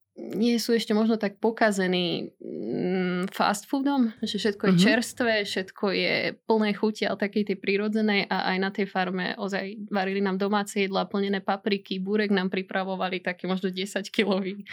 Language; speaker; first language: Slovak; native; Slovak